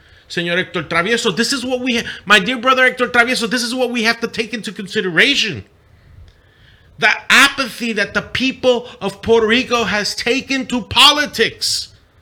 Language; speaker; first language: English; non-native, local second language; Spanish